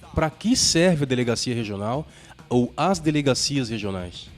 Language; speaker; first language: Portuguese; native; Portuguese